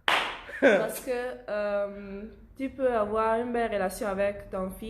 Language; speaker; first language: French; non-native, learner; Italian